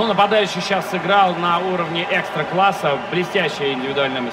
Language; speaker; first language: Russian; native; Russian